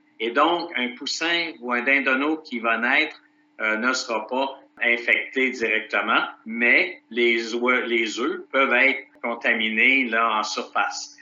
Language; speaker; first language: French; native; French